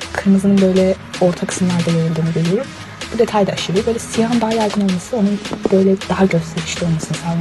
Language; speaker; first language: Turkish; native; Turkish